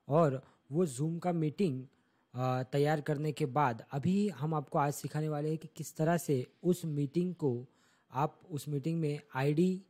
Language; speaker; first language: Hindi; non-native, local second language; Marathi